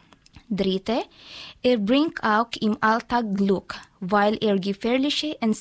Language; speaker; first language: German; non-native, learner; Filipino